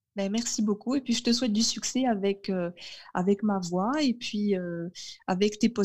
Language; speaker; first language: French; native; French